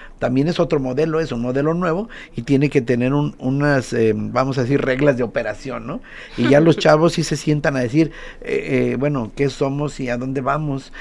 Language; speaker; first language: Spanish; native; Spanish